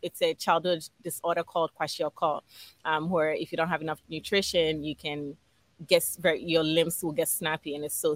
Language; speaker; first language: English; non-native, local second language; Ga